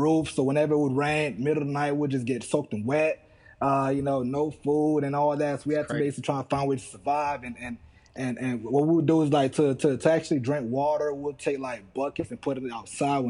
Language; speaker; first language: English; early bilingual, other home language; Haitian Creole